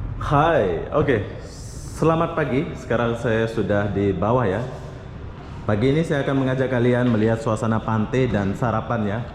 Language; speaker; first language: Indonesian; native; Indonesian